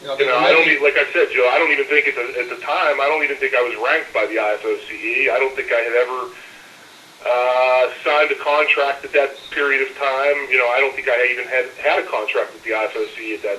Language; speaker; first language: English; native; English